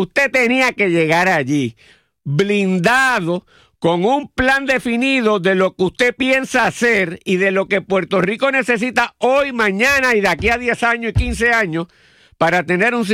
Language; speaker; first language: Spanish; native; Spanish